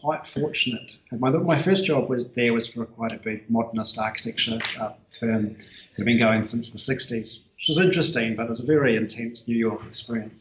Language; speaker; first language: English; native; English